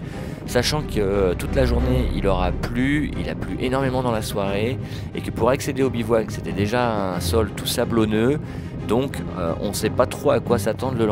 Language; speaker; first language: French; native; French